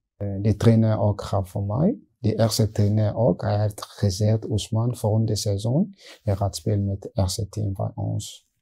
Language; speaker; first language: Dutch; non-native, learner; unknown